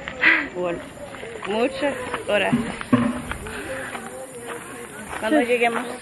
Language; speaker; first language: Spanish; non-native, learner; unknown